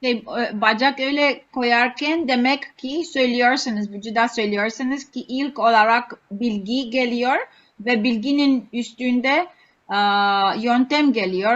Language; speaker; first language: Turkish; non-native, learner; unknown